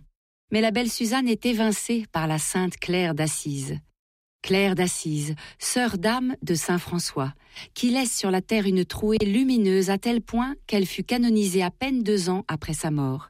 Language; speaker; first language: French; native; French